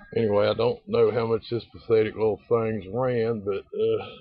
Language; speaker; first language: English; native; English